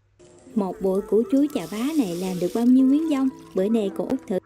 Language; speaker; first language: Vietnamese; native; Vietnamese